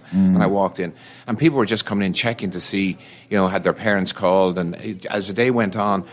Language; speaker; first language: English; native; English